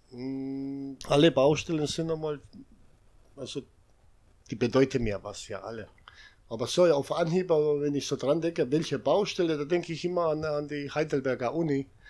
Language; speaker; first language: German; non-native, fluent; Serbian